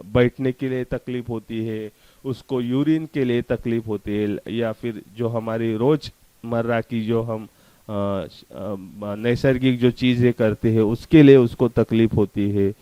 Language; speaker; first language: Hindi; non-native, local second language; Marathi